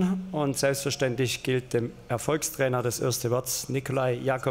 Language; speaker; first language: German; native; German